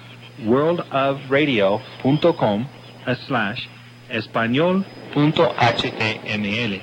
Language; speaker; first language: Spanish; non-native, fluent; English